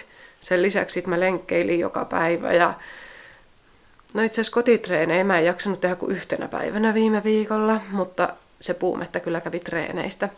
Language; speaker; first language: Finnish; native; Finnish